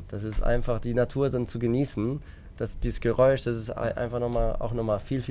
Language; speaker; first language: German; native; German